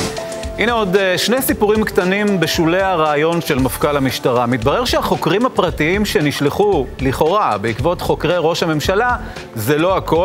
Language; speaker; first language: Hebrew; native; Hebrew